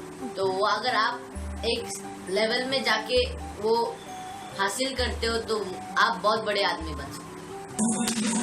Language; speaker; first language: Hindi; non-native, local second language; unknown